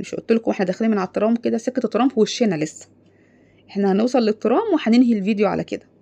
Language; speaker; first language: Arabic; native; Arabic